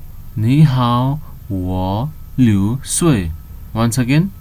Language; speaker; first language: Chinese; non-native, fluent; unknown